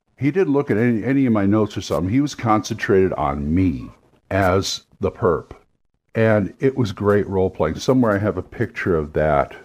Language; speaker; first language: English; native; English